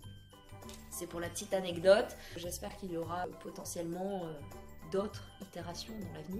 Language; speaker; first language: French; native; French